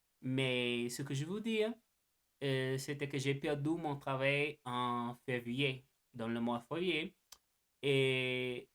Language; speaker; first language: French; non-native, learner; English